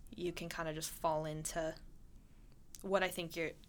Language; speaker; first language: English; native; English